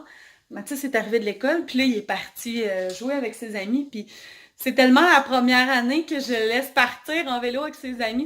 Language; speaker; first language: French; native; French